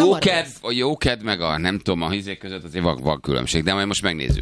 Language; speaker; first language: Hungarian; native; Hungarian